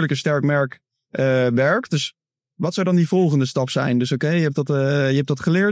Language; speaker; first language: Dutch; native; Dutch